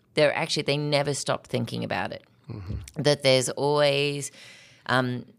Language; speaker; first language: English; native; English